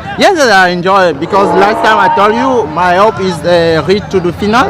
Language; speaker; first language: English; non-native, learner; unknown